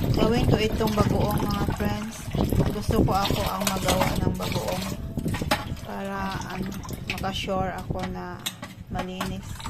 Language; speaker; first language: Filipino; non-native, local second language; Cebuano